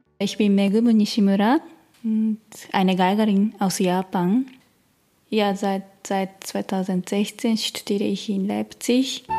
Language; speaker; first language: German; non-native, learner; Japanese